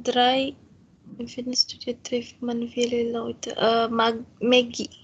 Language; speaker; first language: German; non-native, learner; Indonesian